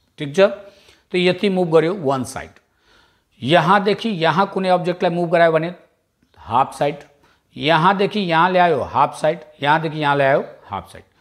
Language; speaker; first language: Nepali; non-native, local second language; Bhojpuri